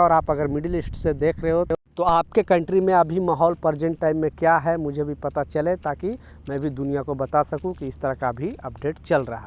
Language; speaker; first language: Hindi; native; Hindi